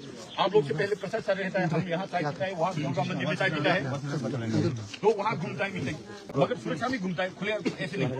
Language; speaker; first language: Hindi; non-native, local second language; Manipuri